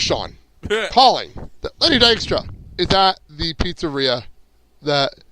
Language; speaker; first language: English; native; English